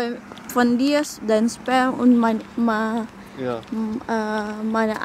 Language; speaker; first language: German; non-native, learner; Indonesian